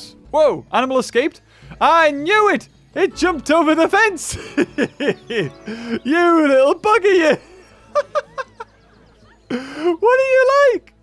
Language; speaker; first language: English; native; English